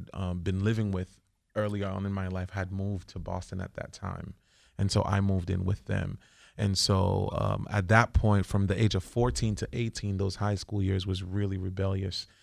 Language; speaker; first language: English; early bilingual, other home language; Haitian Creole